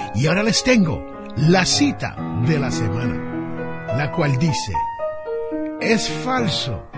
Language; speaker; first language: Spanish; early bilingual, heritage; Spanish